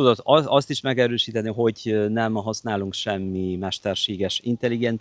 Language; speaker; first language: Hungarian; non-native, fluent; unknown